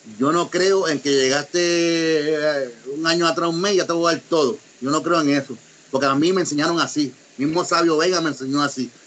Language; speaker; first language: Spanish; native; Spanish